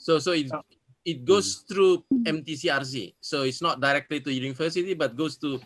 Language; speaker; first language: English; non-native, fluent; Indonesian